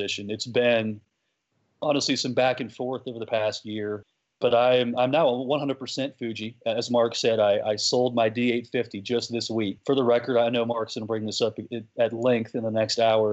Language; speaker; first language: English; native; English